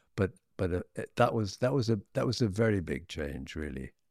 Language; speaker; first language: English; native; English